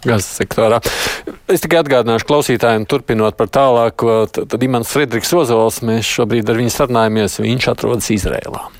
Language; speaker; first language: Latvian; native; Latvian